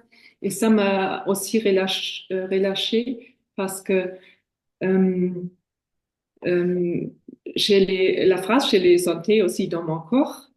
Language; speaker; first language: French; non-native, fluent; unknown